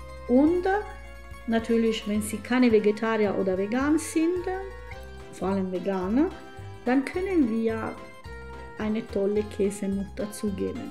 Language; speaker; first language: German; non-native, fluent; Italian